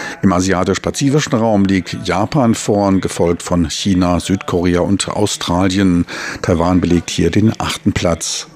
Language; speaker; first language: German; native; German